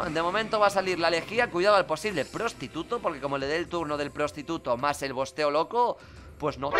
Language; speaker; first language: Spanish; native; Spanish